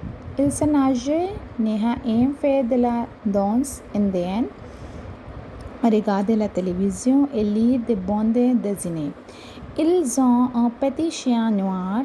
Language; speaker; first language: French; non-native, fluent; Hindi